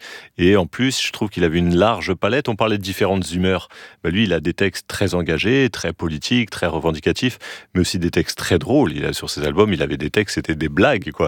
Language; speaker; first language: French; native; French